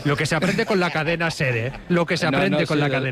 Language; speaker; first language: Spanish; native; Spanish